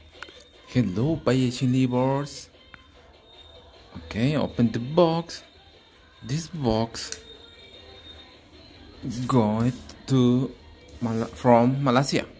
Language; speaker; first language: English; non-native, learner; Spanish